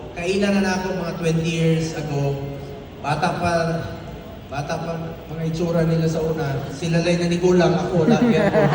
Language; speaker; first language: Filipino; non-native, local second language; Cebuano